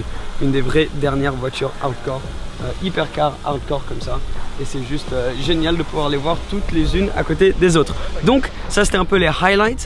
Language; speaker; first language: French; native; French